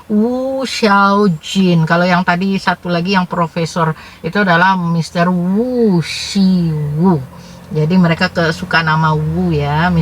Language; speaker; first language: Indonesian; native; Indonesian